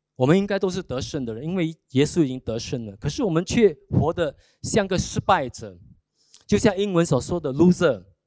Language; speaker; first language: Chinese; native; Chinese